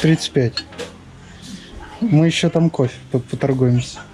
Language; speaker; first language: Russian; native; Russian